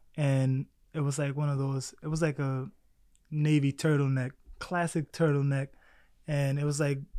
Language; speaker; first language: English; early bilingual, other home language; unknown